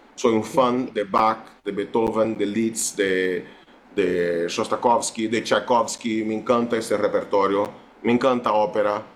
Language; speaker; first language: Spanish; non-native, fluent; Portuguese